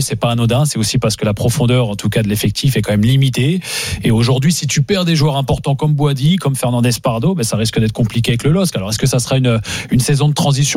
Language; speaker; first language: French; native; French